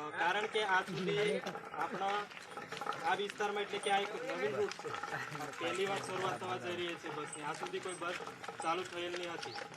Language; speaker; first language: Gujarati; non-native, local second language; Rathawi